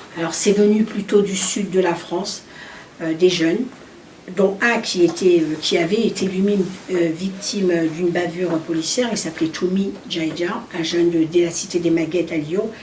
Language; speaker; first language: French; early bilingual, other home language; Arabic